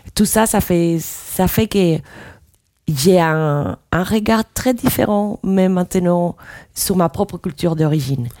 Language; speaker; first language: French; non-native, fluent; Spanish